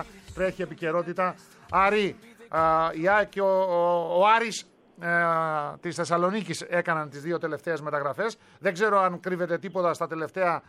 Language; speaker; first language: Greek; native; Greek